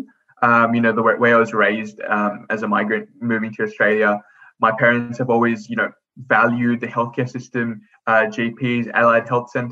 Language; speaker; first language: English; native; English